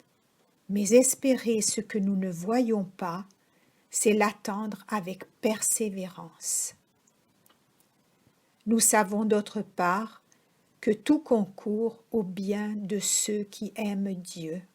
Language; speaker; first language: French; native; French